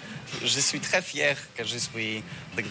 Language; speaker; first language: French; non-native, learner; Polish